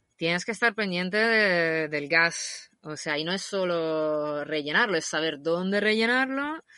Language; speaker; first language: Spanish; non-native, fluent; Italian